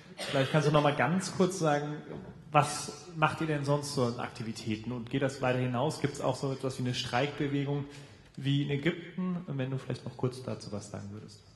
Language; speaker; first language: German; native; German